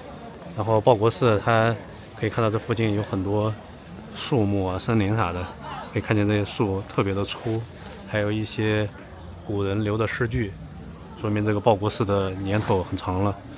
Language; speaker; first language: Chinese; native; Chinese